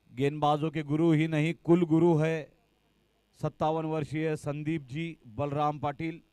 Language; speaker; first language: Hindi; non-native, local second language; Marathi